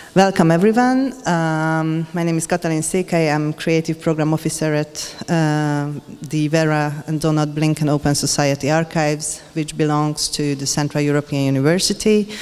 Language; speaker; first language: English; non-native, fluent; Hungarian